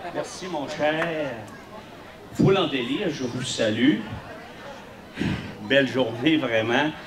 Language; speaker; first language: French; native; French